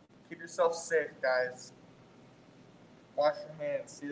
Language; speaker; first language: English; native; English